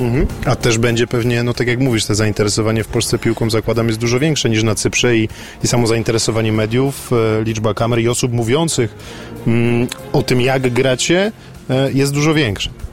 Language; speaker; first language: Polish; native; Polish